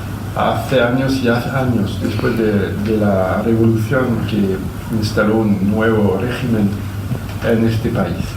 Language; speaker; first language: Spanish; non-native, fluent; French